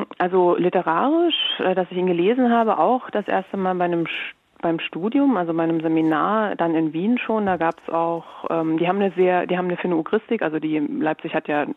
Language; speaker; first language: German; native; German